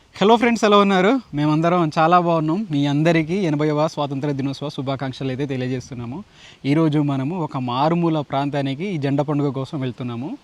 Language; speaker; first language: Telugu; non-native, local second language; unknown